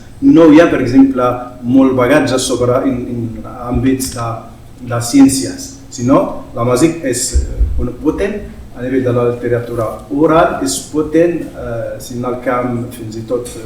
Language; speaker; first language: Catalan; non-native, fluent; Berber languages